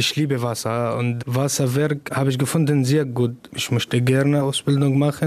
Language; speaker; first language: German; non-native, learner; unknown